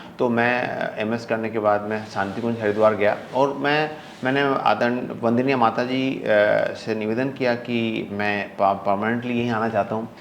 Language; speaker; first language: Hindi; native; Hindi